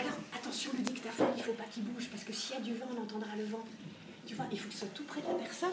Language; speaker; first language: French; native; French